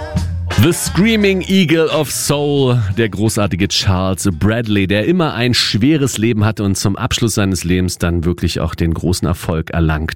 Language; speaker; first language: German; native; German